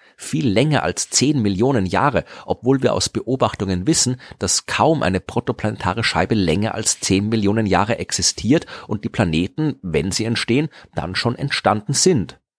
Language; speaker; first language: German; native; German